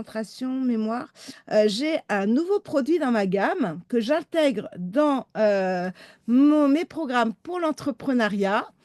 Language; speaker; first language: French; native; French